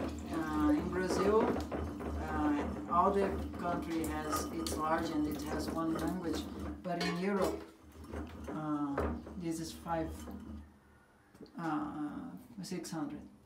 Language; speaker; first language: English; non-native, fluent; Portuguese